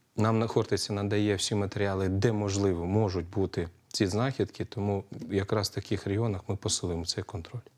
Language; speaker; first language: Ukrainian; native; Ukrainian